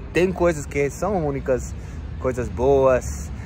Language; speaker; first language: Portuguese; non-native, fluent; English